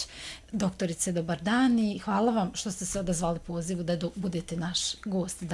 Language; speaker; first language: Croatian; native; Croatian